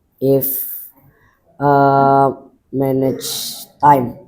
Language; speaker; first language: English; non-native, learner; Indonesian